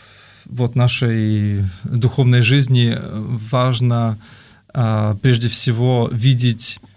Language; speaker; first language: Russian; native; Russian